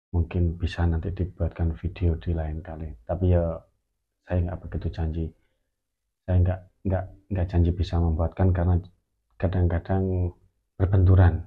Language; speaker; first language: Indonesian; native; Indonesian